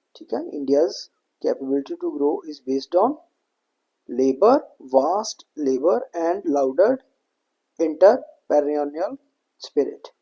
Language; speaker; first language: English; non-native, local second language; Punjabi